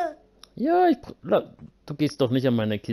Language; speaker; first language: German; native; German